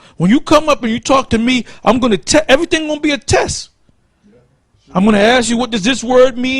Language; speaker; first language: English; native; English